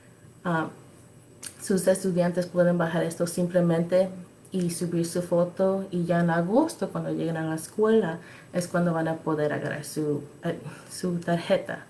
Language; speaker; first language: Spanish; early bilingual, other home language; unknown